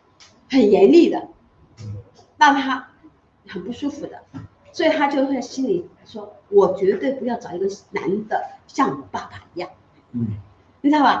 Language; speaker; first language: Chinese; native; Chinese